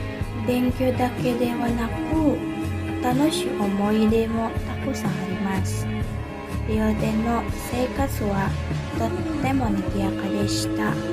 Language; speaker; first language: Japanese; non-native, learner; Indonesian